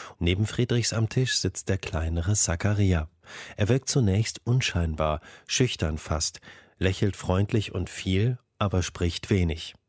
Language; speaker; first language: German; native; German